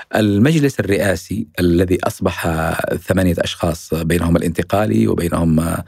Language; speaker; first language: Arabic; native; Arabic